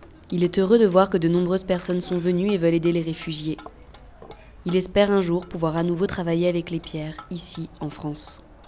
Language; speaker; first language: French; native; French